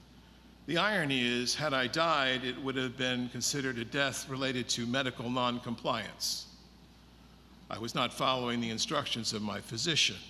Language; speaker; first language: English; native; English